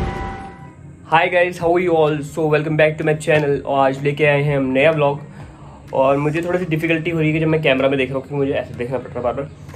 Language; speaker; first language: Hindi; native; Hindi